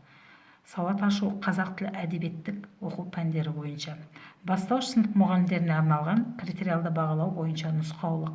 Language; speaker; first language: Kazakh; native; Kazakh